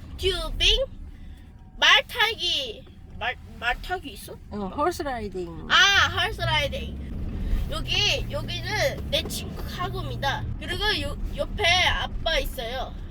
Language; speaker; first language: Korean; early bilingual, heritage; Korean